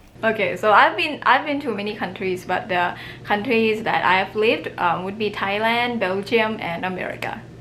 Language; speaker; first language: English; non-native, fluent; Thai